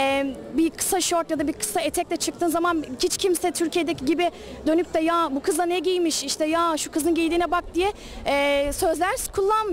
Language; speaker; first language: Turkish; native; Turkish